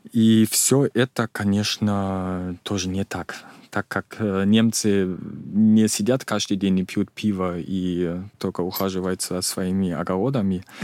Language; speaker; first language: Russian; non-native, fluent; German